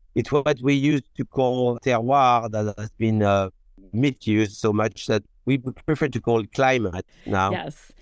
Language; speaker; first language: English; non-native, fluent; French